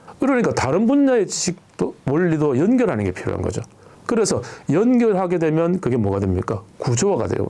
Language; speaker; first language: Korean; native; Korean